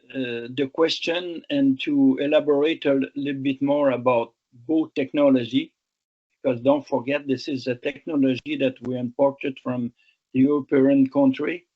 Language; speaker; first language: English; non-native, local second language; French